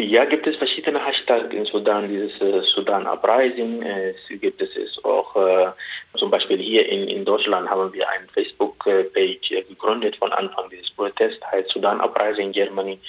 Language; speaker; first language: German; non-native, learner; Arabic